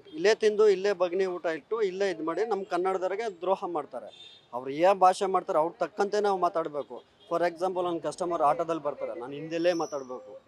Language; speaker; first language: Kannada; native; Kannada